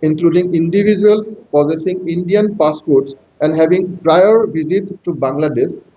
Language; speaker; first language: English; non-native, local second language; Assamese